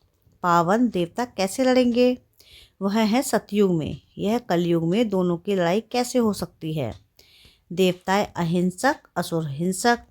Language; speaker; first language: Hindi; native; Hindi